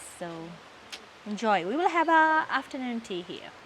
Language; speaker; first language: English; non-native, learner; Indonesian